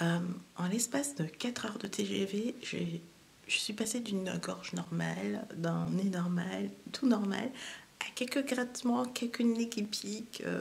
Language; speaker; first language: French; native; French